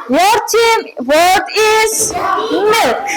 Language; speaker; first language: English; non-native, learner; Mongolian